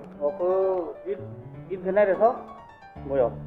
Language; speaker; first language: Korean; non-native, learner; Khmer